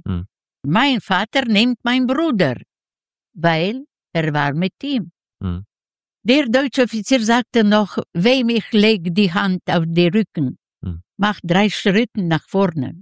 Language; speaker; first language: German; non-native, learner; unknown